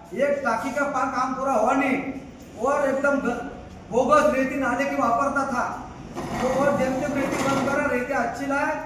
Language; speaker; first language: Hindi; non-native, local second language; Marathi